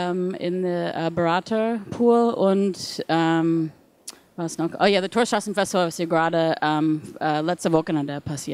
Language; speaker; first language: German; non-native, fluent; English